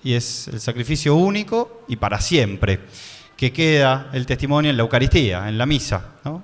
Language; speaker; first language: Spanish; native; Spanish